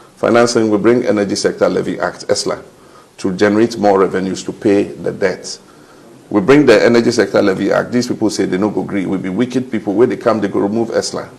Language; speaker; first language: Nigerian Pidgin; non-native, fluent; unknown